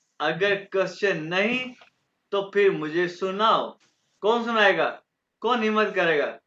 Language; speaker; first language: Urdu; non-native, local second language; Punjabi